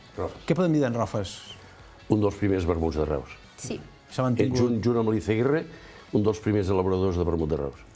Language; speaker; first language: Catalan; native; Catalan